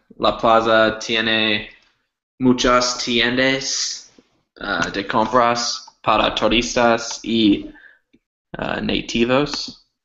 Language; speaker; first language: Spanish; non-native, learner; English